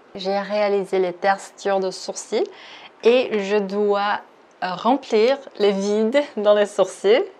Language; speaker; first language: French; non-native, fluent; Korean